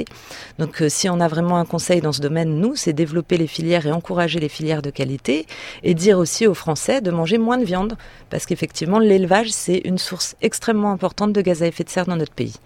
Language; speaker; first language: French; native; French